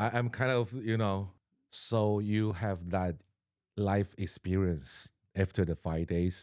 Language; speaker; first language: English; non-native, learner; Chinese